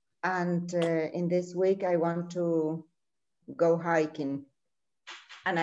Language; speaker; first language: English; non-native, learner; Spanish